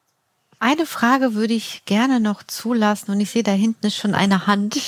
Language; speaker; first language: German; native; German